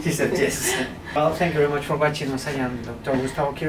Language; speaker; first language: English; non-native, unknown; Spanish